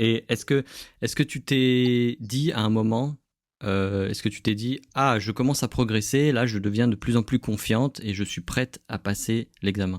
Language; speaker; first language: French; native; French